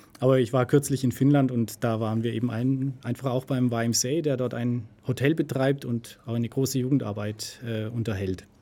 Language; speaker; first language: German; native; German